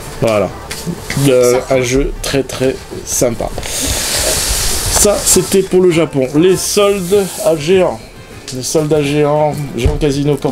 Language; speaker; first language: French; native; French